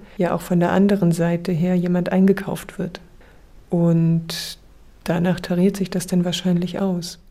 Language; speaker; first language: German; native; German